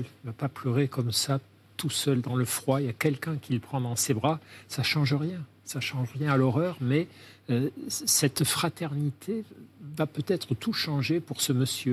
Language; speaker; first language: French; native; French